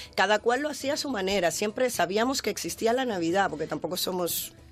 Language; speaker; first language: Spanish; native; Spanish